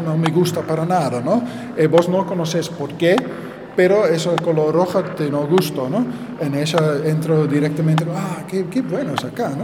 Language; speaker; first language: Spanish; non-native, learner; Dutch